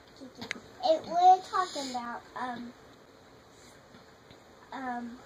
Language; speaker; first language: English; native; English